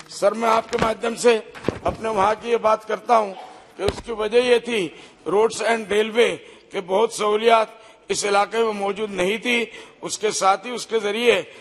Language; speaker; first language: Hindi; non-native, local second language; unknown